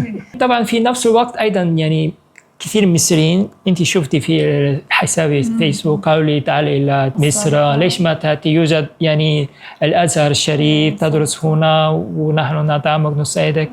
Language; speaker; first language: Arabic; non-native, fluent; Korean